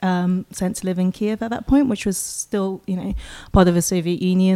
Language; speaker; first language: English; non-native, local second language; Russian